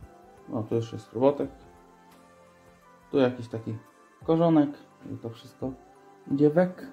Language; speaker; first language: Polish; native; Polish